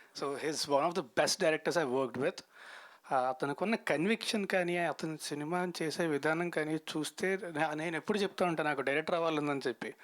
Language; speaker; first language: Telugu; native; Telugu